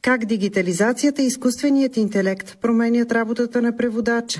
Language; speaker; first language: Bulgarian; native; Bulgarian